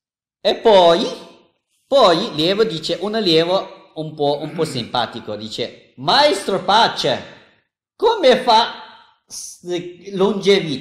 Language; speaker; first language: Italian; non-native, learner; Chinese